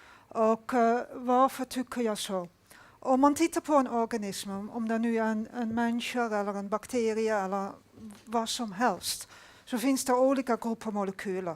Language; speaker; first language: Swedish; non-native, fluent; Dutch